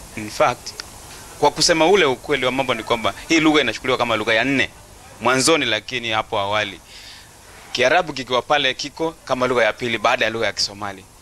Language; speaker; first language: Swahili; non-native, local second language; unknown